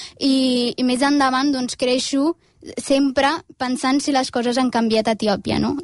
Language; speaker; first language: Catalan; early bilingual, other home language; Amharic